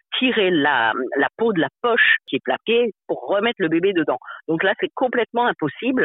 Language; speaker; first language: French; native; French